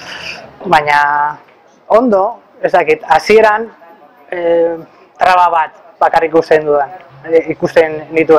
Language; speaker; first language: Basque; non-native, local second language; Spanish